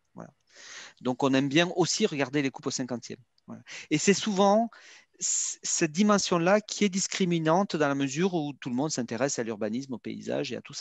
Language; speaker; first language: French; native; French